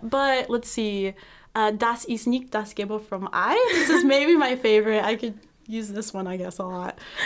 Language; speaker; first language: English; native; English